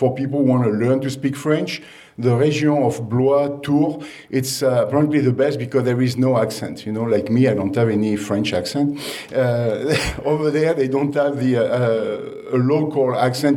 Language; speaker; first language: English; non-native, fluent; French